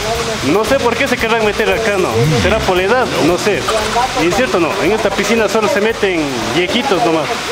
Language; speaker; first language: Spanish; native; Spanish